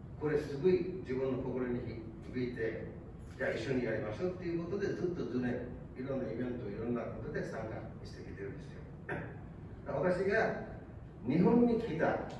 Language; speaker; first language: Japanese; non-native, fluent; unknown